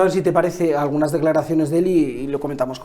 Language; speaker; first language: Spanish; native; Spanish